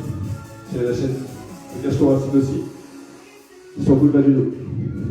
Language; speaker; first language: French; native; French